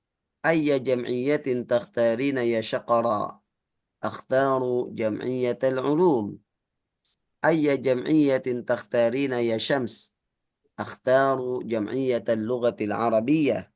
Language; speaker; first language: Arabic; non-native, fluent; Indonesian